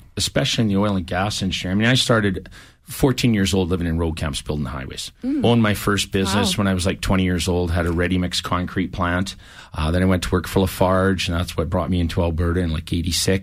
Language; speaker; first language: English; native; English